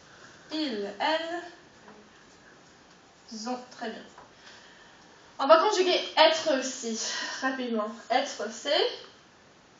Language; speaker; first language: French; non-native, fluent; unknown